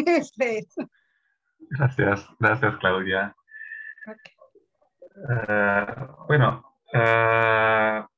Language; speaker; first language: Spanish; non-native, learner; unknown